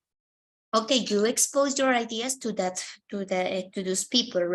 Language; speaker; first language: English; non-native, fluent; Spanish